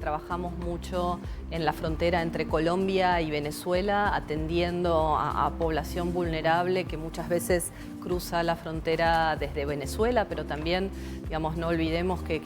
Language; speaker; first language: Spanish; native; Spanish